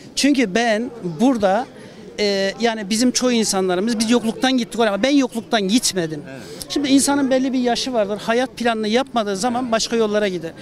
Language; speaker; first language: Turkish; native; Turkish